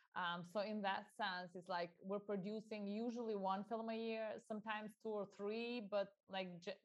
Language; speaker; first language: English; non-native, fluent; Albanian